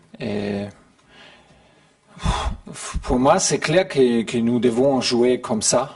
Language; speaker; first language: French; non-native, learner; German